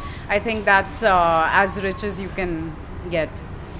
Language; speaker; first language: English; non-native, local second language; Hindi